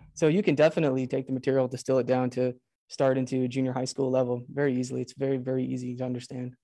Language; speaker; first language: English; native; English